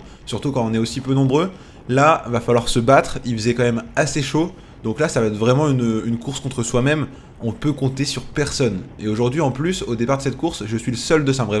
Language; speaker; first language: French; native; French